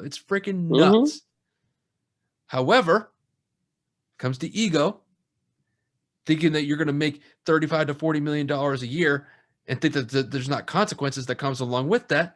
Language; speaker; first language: English; native; English